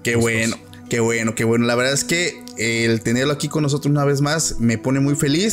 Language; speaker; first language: Spanish; native; Spanish